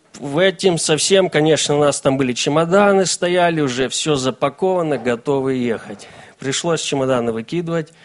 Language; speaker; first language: Russian; native; Russian